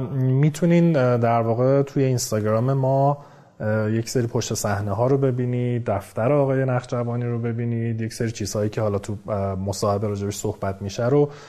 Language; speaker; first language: Persian; native; Persian